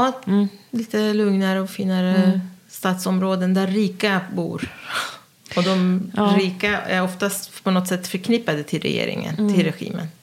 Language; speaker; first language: Swedish; non-native, fluent; Persian